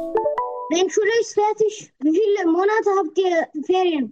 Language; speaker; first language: German; non-native, learner; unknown